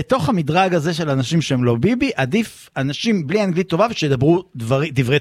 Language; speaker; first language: Hebrew; native; Hebrew